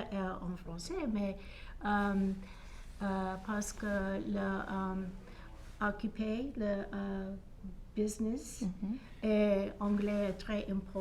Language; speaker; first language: French; non-native, learner; English